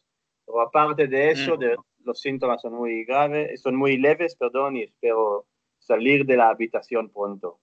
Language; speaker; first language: Spanish; non-native, fluent; Hebrew